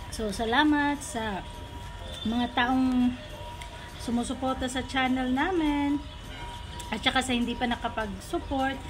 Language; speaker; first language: Filipino; non-native, local second language; Cebuano